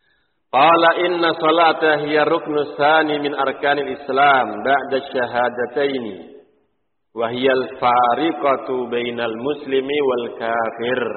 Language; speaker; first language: Arabic; non-native, fluent; Indonesian